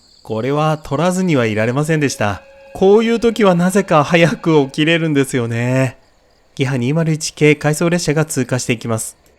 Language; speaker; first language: Japanese; native; Japanese